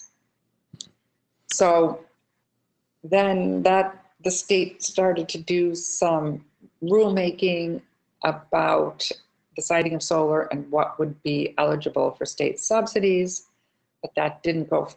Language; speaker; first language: English; native; English